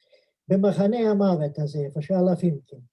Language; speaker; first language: Hebrew; non-native, fluent; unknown